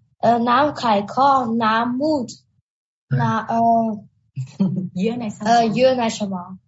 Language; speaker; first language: Thai; early bilingual, heritage; Thai